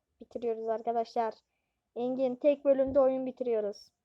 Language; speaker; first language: Turkish; native; Turkish